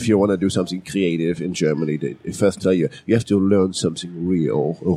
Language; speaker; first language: English; non-native, fluent; German